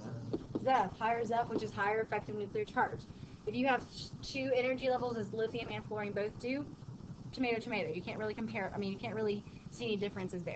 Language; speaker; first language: English; native; English